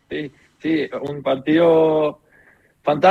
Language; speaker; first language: Spanish; non-native, learner; German